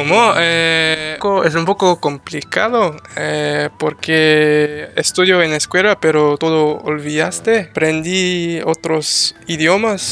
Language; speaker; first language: Spanish; non-native, learner; English